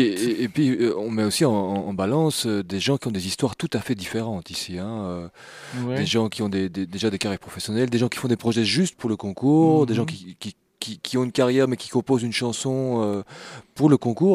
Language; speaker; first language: French; native; French